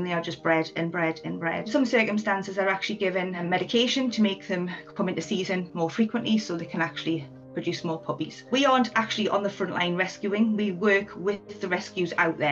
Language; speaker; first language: English; native; English